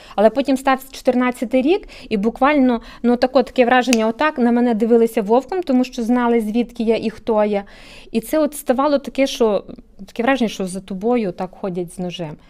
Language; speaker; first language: Ukrainian; native; Ukrainian